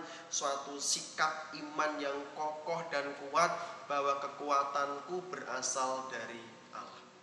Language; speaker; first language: Indonesian; native; Indonesian